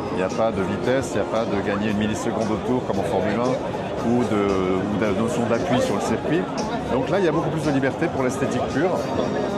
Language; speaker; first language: French; native; French